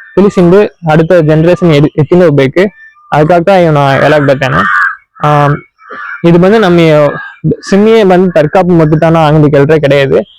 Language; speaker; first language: Tamil; non-native, local second language; Kannada